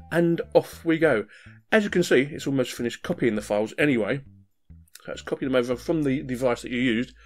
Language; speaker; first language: English; native; English